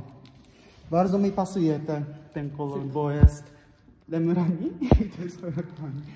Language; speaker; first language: Polish; non-native, learner; Japanese